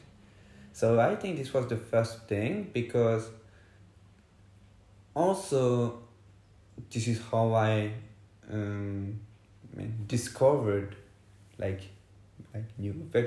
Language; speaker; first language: English; non-native, fluent; French